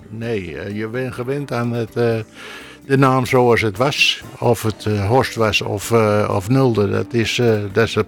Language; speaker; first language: Dutch; native; Dutch